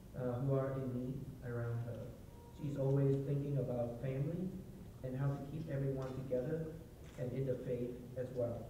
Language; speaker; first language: English; early bilingual, other home language; Vietnamese